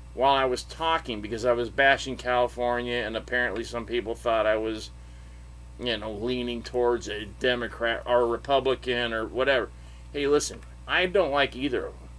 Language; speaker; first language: English; native; English